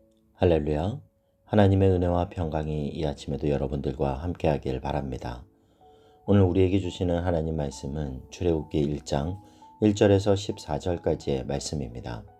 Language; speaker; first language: Korean; native; Korean